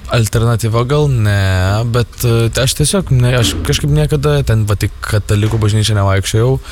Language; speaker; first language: Lithuanian; native; Lithuanian